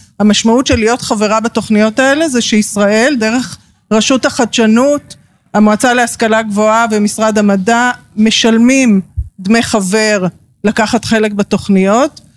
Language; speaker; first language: Hebrew; native; Hebrew